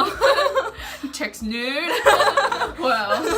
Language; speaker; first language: German; non-native, learner; English